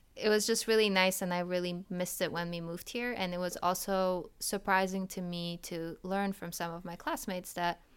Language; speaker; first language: English; early bilingual, other home language; Polish